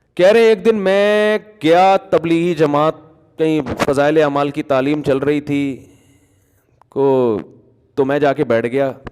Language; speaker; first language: Urdu; native; Urdu